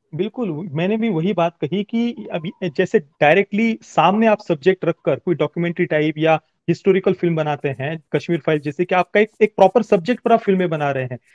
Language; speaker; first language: Hindi; native; Hindi